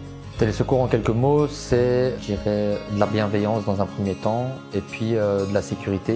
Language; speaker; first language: French; native; French